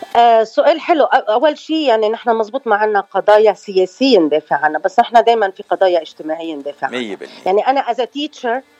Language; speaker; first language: Arabic; native; Arabic